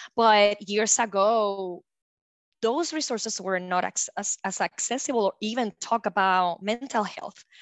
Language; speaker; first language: English; non-native, fluent; Spanish